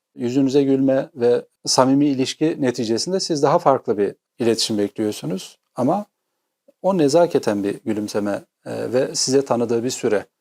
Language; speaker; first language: Turkish; native; Turkish